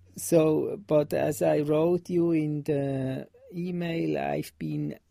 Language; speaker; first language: English; non-native, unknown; Swiss German